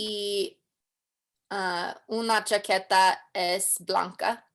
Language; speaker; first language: Spanish; non-native, learner; English